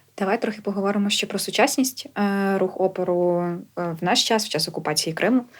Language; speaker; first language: Ukrainian; native; Ukrainian